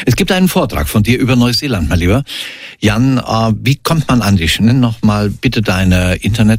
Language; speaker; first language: German; native; German